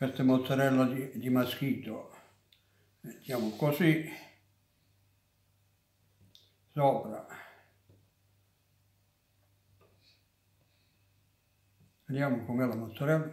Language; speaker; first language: Italian; native; Italian